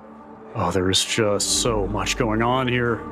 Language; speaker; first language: English; native; English